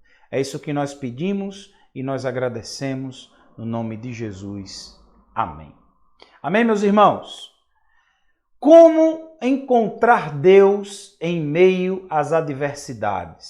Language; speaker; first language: Portuguese; native; Portuguese